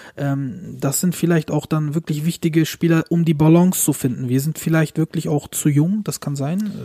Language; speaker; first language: German; early bilingual, other home language; Turkish